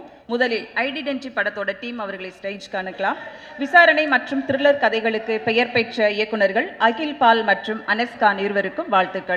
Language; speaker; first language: Tamil; native; Tamil